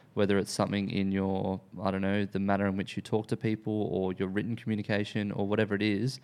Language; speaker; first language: English; native; English